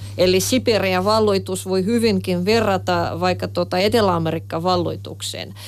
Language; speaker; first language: Finnish; non-native, fluent; Russian